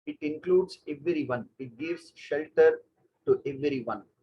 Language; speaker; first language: English; non-native, local second language; Kannada